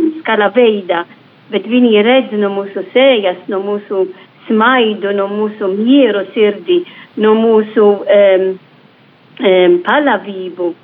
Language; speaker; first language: Latvian; non-native, fluent; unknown